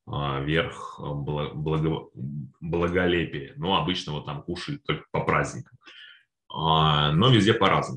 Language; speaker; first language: Russian; native; Russian